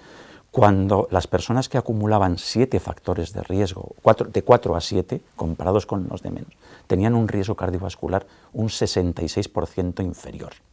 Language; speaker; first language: Spanish; native; Spanish